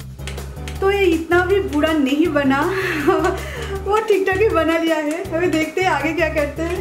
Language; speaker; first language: Hindi; non-native, local second language; Bangla